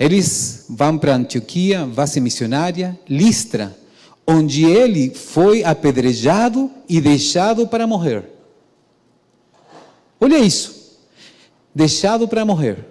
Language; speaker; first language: Portuguese; non-native, fluent; Spanish